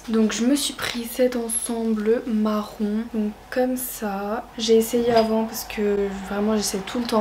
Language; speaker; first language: French; native; French